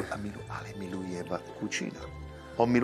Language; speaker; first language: Czech; non-native, learner; Italian